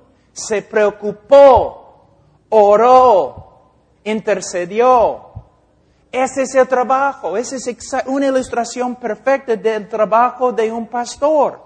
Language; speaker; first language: Spanish; non-native, fluent; English